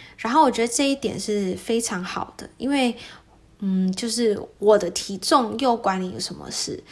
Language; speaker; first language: Chinese; early bilingual, heritage; Chinese